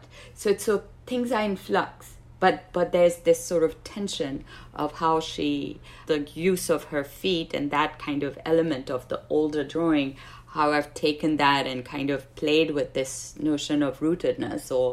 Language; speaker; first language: English; non-native, local second language; Urdu